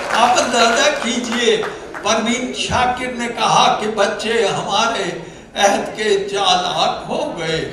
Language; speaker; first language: Urdu; non-native, local second language; Punjabi